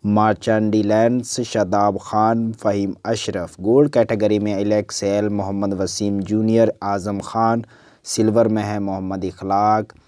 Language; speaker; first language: Urdu; native; Urdu